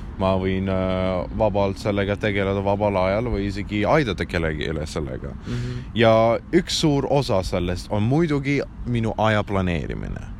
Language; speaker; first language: Estonian; non-native, local second language; Russian